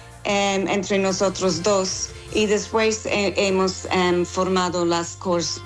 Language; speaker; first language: Spanish; non-native, fluent; English